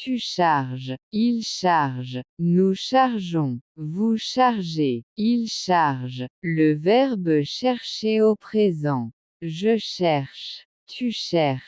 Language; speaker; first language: French; non-native, local second language; Arabic